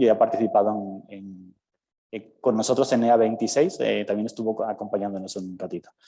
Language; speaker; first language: Spanish; native; Spanish